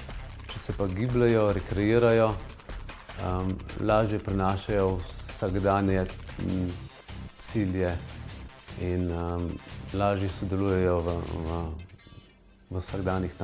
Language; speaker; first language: Slovenian; native; Slovenian